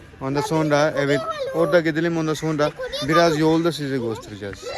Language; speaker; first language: Turkish; non-native, learner; Punjabi